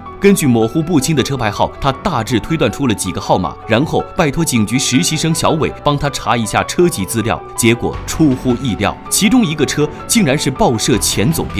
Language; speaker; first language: Chinese; native; Chinese